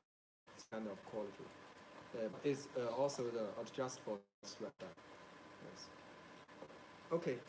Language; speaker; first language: English; non-native, learner; Chinese